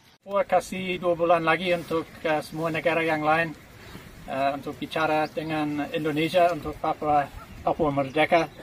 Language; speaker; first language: Indonesian; non-native, learner; English